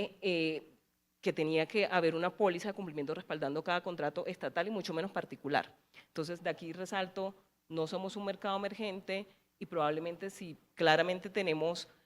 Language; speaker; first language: Spanish; native; Spanish